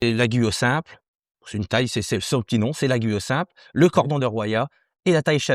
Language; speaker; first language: French; native; French